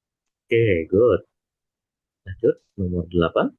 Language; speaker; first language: Indonesian; native; Indonesian